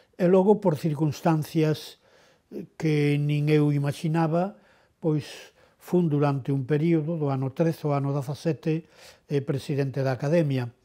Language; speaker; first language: Galician; non-native, local second language; Spanish